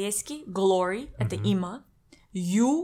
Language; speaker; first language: Russian; non-native, learner; English